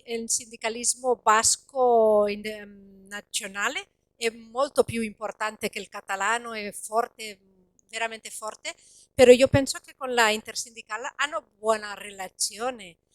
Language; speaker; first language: Italian; non-native, fluent; Catalan